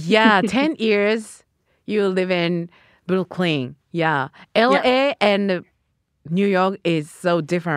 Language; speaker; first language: English; non-native, learner; Japanese